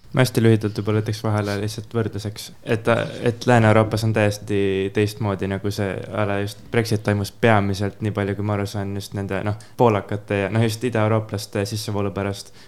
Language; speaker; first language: Estonian; native; Estonian